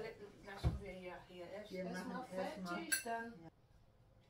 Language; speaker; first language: German; non-native, learner; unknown